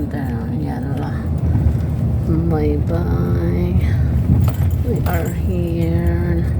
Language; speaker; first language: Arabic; non-native, learner; Filipino